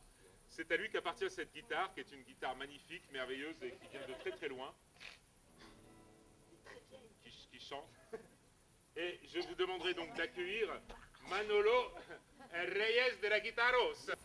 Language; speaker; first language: French; native; French